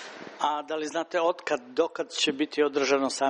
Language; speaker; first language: Croatian; native; Croatian